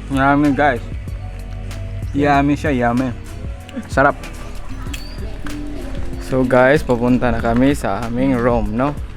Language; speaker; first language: Filipino; non-native, local second language; Cebuano